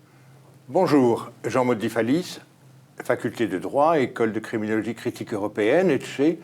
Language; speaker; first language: French; native; French